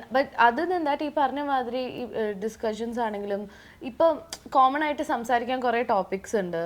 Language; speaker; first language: Malayalam; native; Malayalam